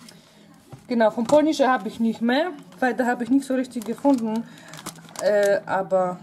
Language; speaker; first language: German; non-native, fluent; Polish